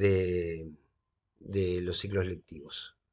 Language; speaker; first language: Spanish; native; Spanish